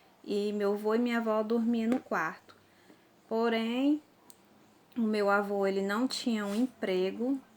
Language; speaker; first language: Portuguese; native; Portuguese